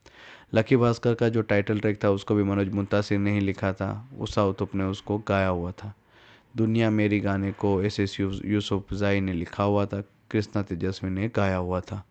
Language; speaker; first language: Hindi; native; Hindi